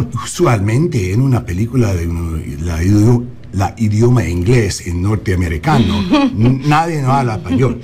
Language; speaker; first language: Spanish; non-native, learner; English